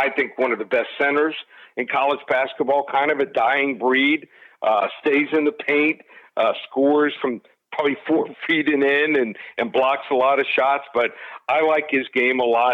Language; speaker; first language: English; native; English